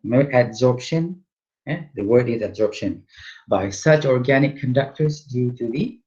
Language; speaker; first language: English; non-native, local second language; Malay